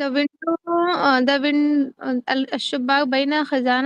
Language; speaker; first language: Arabic; non-native, learner; Urdu